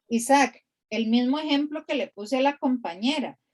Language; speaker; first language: Spanish; native; Spanish